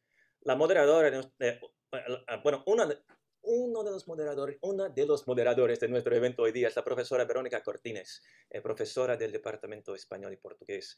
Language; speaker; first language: Spanish; non-native, fluent; English